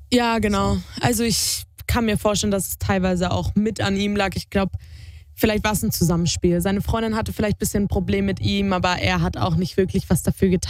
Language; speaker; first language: German; native; German